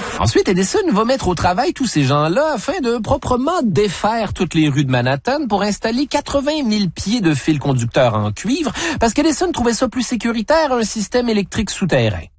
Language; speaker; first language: French; native; French